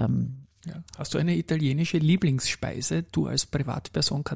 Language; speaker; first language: German; native; German